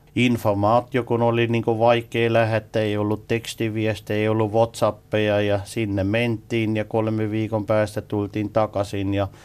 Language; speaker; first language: Finnish; non-native, fluent; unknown